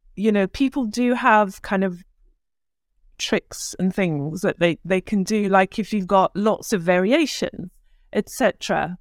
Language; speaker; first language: English; early bilingual, other home language; Turkish